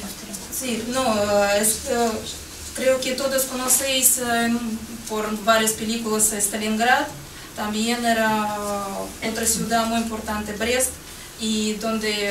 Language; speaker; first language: Spanish; non-native, fluent; Russian